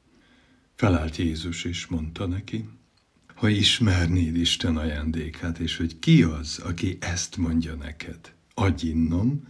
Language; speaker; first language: Hungarian; native; Hungarian